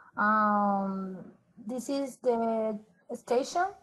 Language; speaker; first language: English; non-native, fluent; Spanish